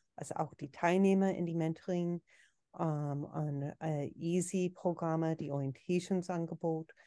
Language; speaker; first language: German; non-native, learner; English